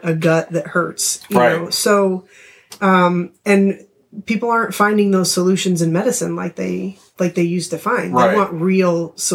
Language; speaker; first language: English; native; English